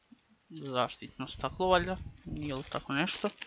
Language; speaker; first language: Croatian; native; Croatian